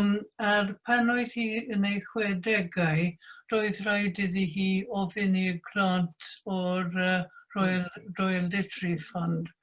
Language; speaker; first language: Welsh; non-native, fluent; English